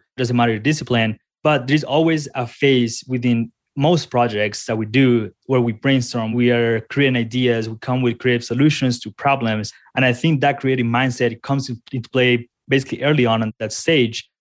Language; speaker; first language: English; non-native, fluent; Spanish